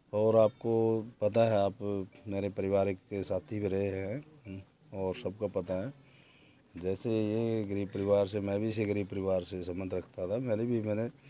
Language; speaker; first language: Hindi; native; Hindi